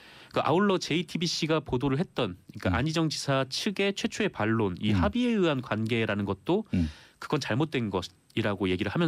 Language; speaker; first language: Korean; native; Korean